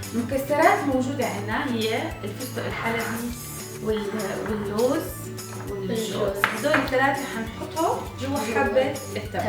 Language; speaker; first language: Arabic; native; Arabic